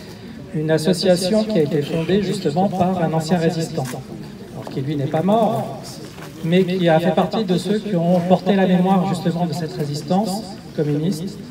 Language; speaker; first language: French; native; French